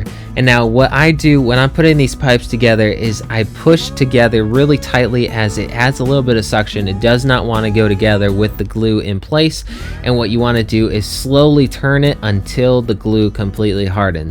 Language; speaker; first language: English; native; English